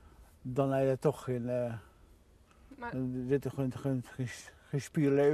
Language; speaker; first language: Dutch; native; Dutch